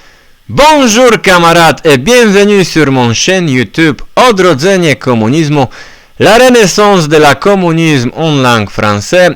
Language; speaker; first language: French; non-native, learner; Polish